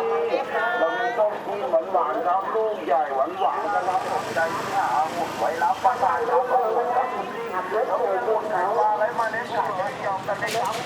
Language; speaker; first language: Thai; native; Thai